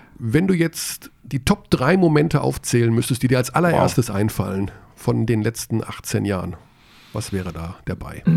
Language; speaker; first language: German; native; German